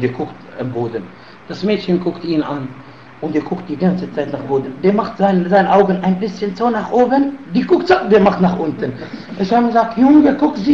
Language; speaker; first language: German; non-native, fluent; Arabic